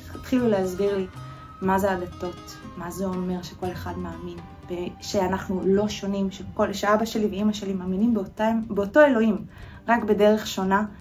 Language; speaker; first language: Hebrew; native; Hebrew